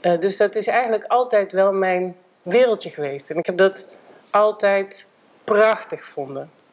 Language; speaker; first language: Dutch; native; Dutch